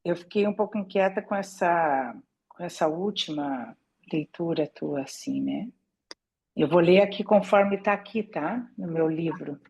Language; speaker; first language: Portuguese; native; Portuguese